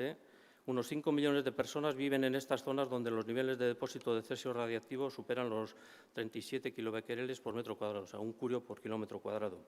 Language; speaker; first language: Spanish; native; Spanish